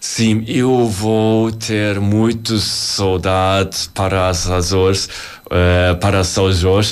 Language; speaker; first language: Portuguese; non-native, learner; German